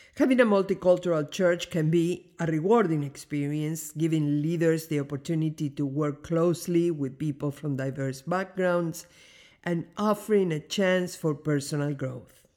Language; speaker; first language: English; non-native, fluent; Spanish